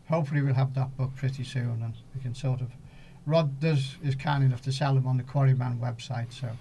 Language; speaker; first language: English; native; English